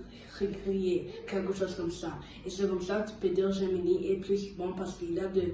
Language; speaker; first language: French; early bilingual, heritage; French